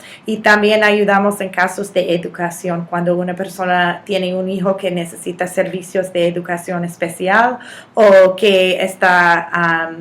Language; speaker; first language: Spanish; non-native, fluent; English